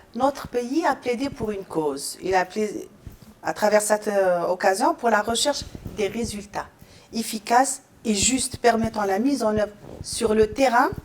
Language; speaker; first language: French; non-native, local second language; Arabic